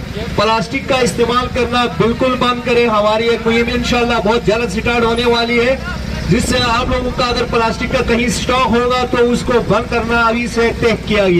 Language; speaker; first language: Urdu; non-native, local second language; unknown